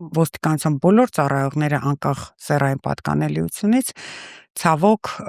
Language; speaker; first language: Armenian; early bilingual, heritage; Russian